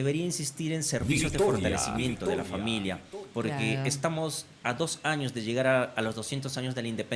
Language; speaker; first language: Spanish; native; Spanish